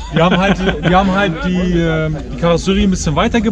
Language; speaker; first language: German; native; German